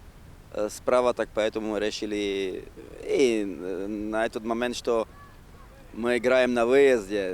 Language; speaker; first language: Russian; non-native, fluent; Slovak